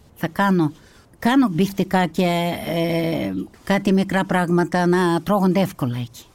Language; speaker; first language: Greek; early bilingual, heritage; Kazakh